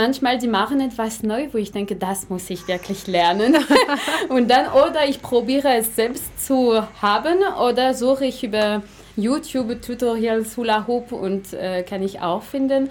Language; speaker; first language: German; non-native, fluent; French